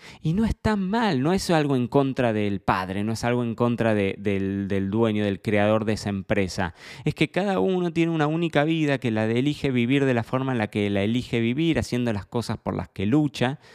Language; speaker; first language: Spanish; native; Spanish